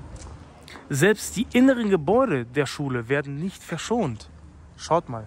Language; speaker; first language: German; native; German